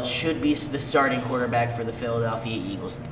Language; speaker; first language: English; native; English